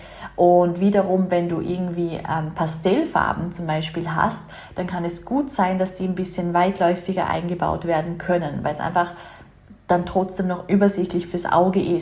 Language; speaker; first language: German; native; German